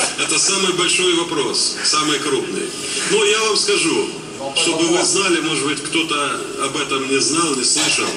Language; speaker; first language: Russian; native; Russian